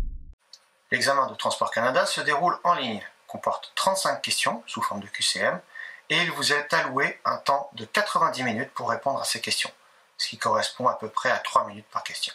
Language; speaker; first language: French; native; French